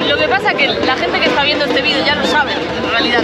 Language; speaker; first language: Spanish; native; Spanish